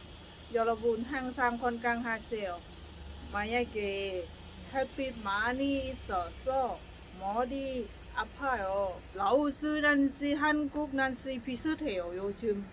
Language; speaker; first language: Korean; non-native, learner; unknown